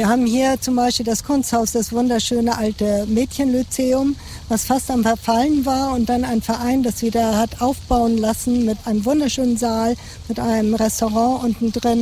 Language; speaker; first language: German; native; German